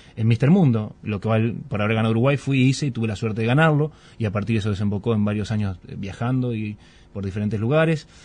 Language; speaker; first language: Spanish; native; Spanish